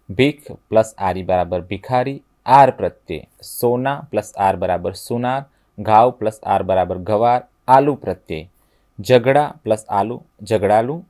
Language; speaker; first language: Hindi; non-native, local second language; Gujarati